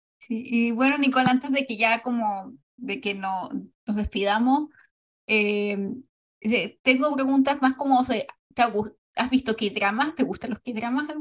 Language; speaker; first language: Spanish; native; Spanish